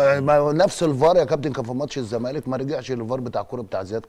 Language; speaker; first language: Arabic; native; Arabic